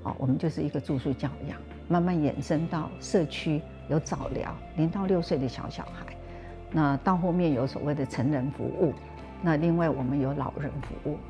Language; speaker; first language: Chinese; non-native, local second language; Hakka Chinese